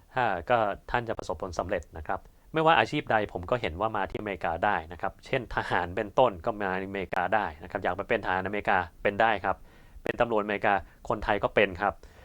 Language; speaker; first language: Thai; native; Thai